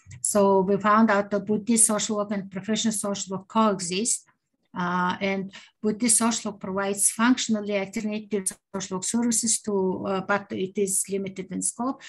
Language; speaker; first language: English; non-native, learner; Mongolian